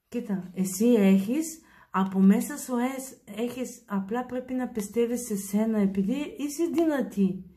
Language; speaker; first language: Greek; non-native, learner; Bulgarian